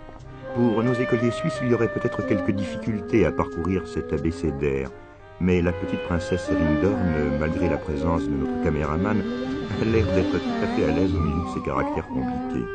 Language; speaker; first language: French; native; French